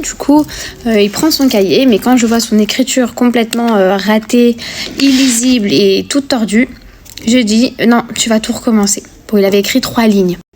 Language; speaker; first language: French; native; French